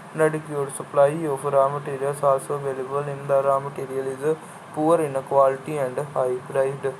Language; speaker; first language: English; non-native, local second language; Punjabi